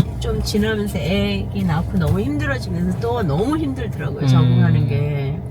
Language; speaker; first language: Korean; non-native, fluent; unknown